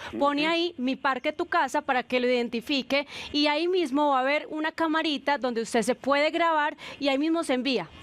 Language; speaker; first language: Spanish; native; Spanish